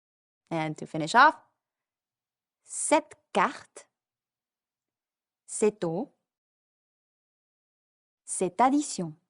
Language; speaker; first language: French; non-native, fluent; English